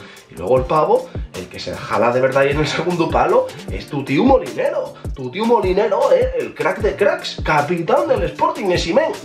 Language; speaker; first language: Spanish; native; Spanish